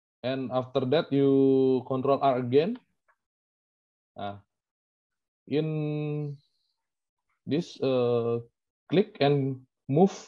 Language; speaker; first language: English; non-native, learner; Indonesian